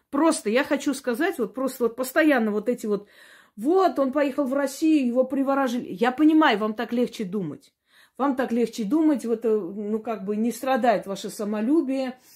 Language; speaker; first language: Russian; non-native, local second language; Armenian